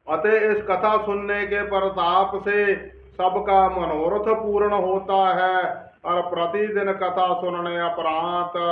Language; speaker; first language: Hindi; non-native, local second language; Punjabi